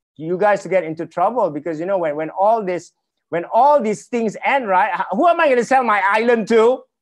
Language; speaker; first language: English; non-native, local second language; Malay